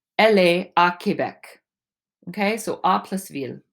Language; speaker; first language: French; non-native, fluent; English